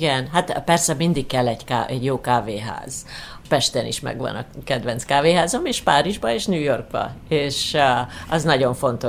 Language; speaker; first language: Hungarian; early bilingual, heritage; Hungarian